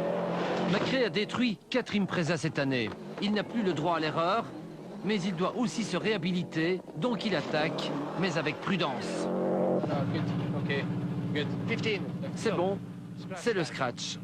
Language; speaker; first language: French; native; French